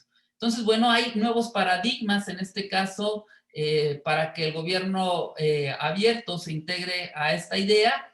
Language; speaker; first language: Spanish; native; Spanish